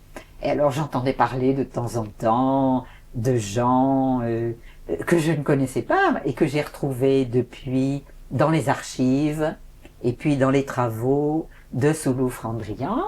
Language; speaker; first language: French; native; French